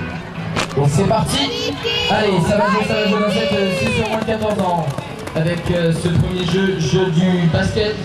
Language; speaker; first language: French; native; French